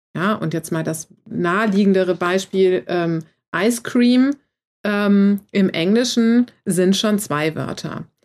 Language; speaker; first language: German; native; German